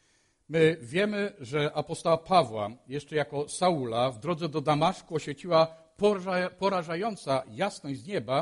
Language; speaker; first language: Polish; native; Polish